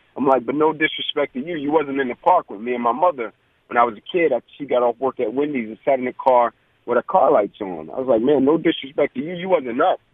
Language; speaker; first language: English; native; English